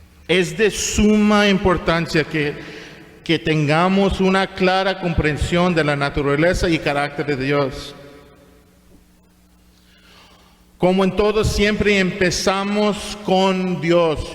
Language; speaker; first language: Spanish; non-native, fluent; English